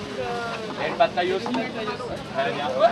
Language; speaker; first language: French; native; French